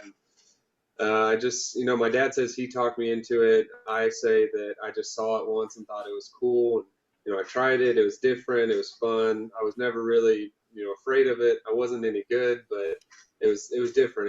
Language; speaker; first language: English; native; English